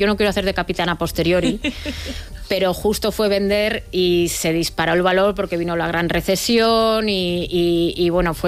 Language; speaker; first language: Spanish; native; Spanish